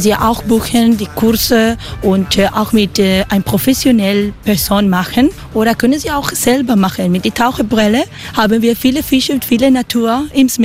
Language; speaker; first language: German; non-native, learner; Spanish